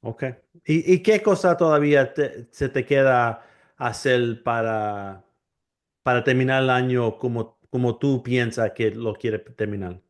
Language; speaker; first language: Spanish; early bilingual, heritage; English